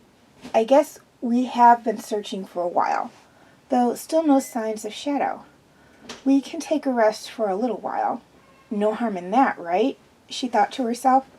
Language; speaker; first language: English; native; English